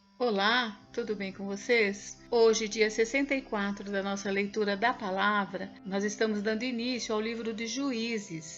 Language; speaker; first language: Portuguese; native; Portuguese